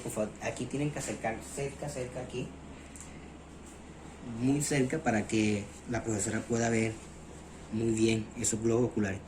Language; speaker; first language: Spanish; native; Spanish